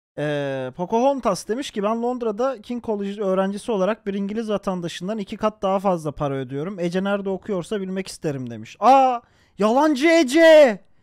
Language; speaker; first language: Turkish; native; Turkish